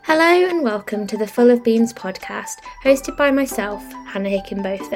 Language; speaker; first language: English; native; English